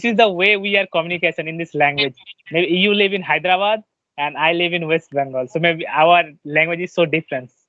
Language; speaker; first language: English; non-native, learner; Bangla